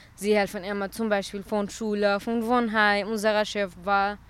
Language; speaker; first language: German; non-native, fluent; Arabic